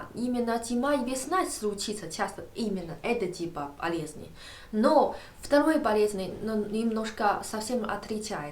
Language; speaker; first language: Russian; non-native, learner; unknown